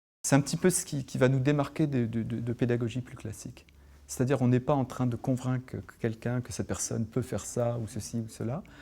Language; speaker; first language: French; native; French